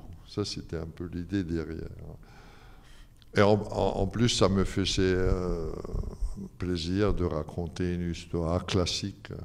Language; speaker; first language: French; non-native, fluent; German